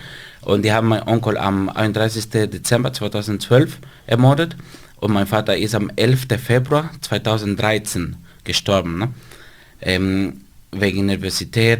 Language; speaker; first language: German; non-native, fluent; Spanish